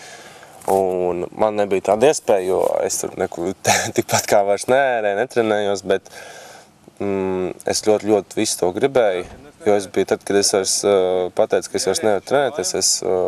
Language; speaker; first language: Latvian; native; Latvian